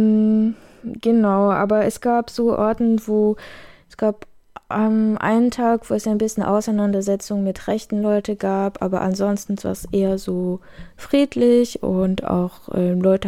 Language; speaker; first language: German; native; German